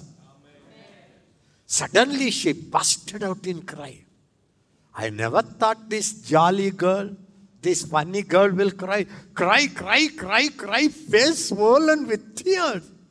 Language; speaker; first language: English; non-native, local second language; Tamil